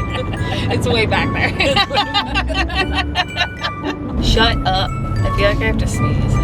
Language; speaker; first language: English; native; English